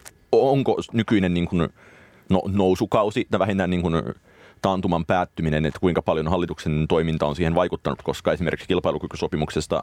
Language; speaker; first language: Finnish; native; Finnish